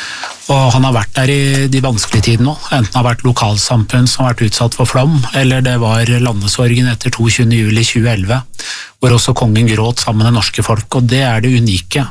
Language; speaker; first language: Norwegian; native; Norwegian